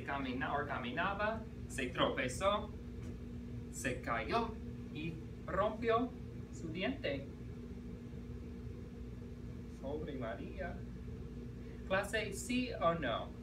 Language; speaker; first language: Spanish; non-native, fluent; English